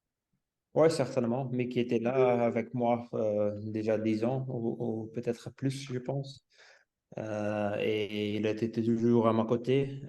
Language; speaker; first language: French; non-native, local second language; Dutch